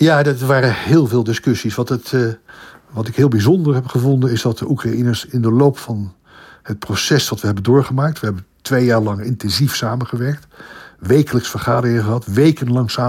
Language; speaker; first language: Dutch; native; Dutch